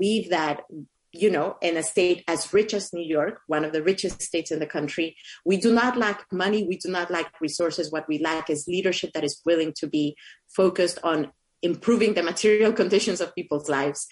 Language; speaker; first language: English; non-native, fluent; Spanish